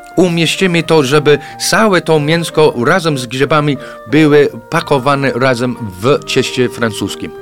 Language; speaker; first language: Polish; non-native, fluent; English